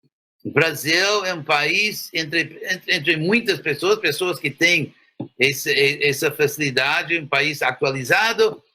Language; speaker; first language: Portuguese; non-native, fluent; English